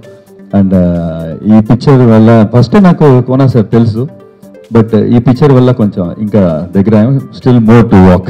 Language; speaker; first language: Telugu; non-native, fluent; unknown